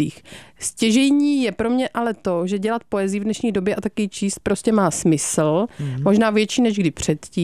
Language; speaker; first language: Czech; native; Czech